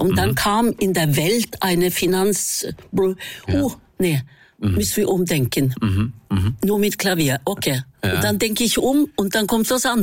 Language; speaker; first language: German; non-native, fluent; Norwegian